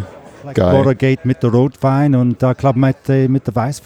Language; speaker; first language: German; non-native, learner; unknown